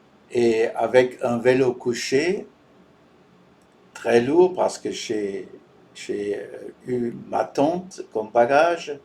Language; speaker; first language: French; non-native, fluent; German